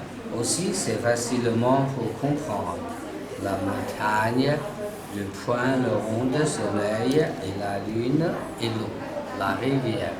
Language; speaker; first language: French; non-native, learner; Chinese